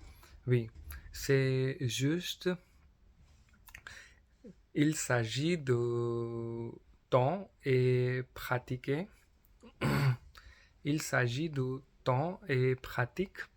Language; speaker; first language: French; non-native, learner; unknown